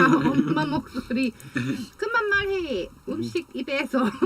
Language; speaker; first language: Korean; non-native, learner; English